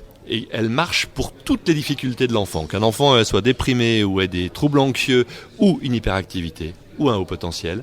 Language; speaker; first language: French; native; French